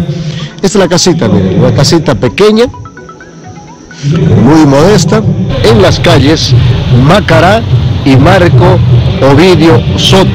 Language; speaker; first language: Spanish; native; Spanish